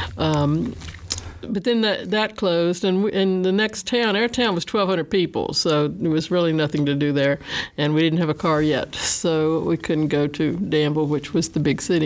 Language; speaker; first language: English; native; English